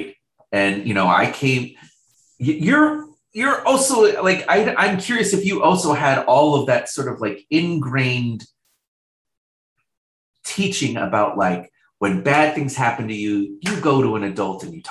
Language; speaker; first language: English; native; English